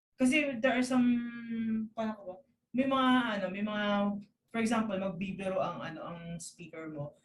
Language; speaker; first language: Filipino; native; Filipino